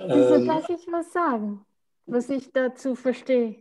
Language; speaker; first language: German; non-native, fluent; Spanish